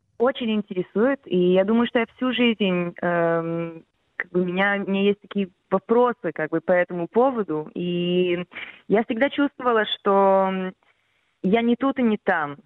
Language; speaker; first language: Russian; early bilingual, heritage; Russian